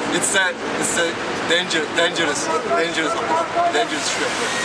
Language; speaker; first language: English; non-native, learner; Kurdish